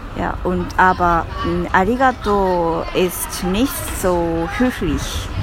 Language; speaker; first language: German; non-native, learner; Japanese